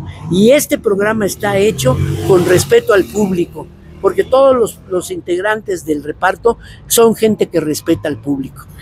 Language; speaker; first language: Spanish; native; Spanish